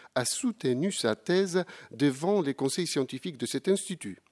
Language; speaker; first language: French; non-native, fluent; Polish